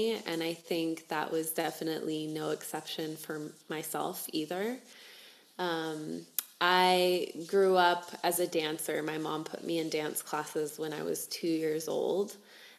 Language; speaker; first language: English; native; English